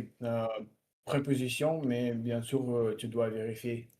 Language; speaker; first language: French; non-native, fluent; Russian